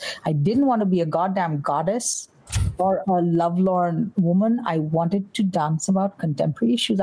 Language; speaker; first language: English; non-native, local second language; Bangla